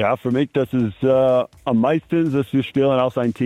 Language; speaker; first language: German; non-native, fluent; English